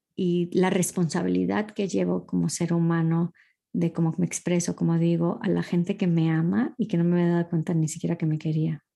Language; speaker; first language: Spanish; early bilingual, heritage; Spanish